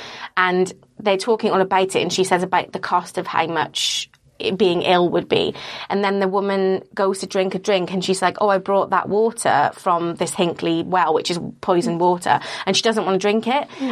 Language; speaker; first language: English; native; English